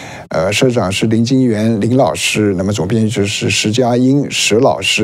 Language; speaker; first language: Chinese; native; Chinese